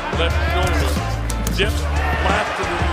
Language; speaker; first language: English; native; English